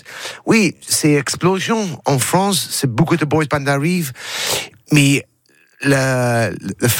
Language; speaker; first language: French; non-native, learner; English